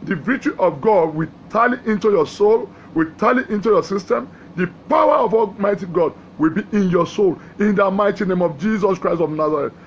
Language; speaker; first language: English; non-native, local second language; Yoruba